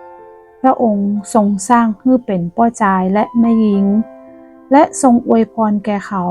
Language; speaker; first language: Thai; non-native, local second language; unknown